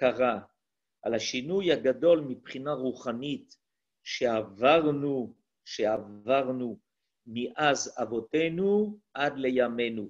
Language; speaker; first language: Hebrew; non-native, fluent; French